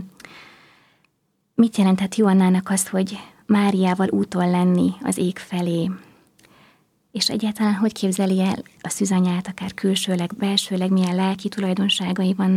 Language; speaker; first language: Hungarian; native; Hungarian